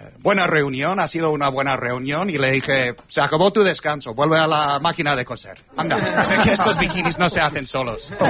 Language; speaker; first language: Spanish; non-native, fluent; English